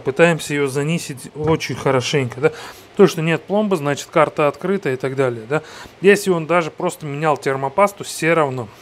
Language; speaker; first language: Russian; non-native, fluent; Georgian